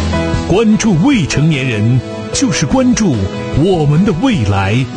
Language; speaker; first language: Chinese; native; Chinese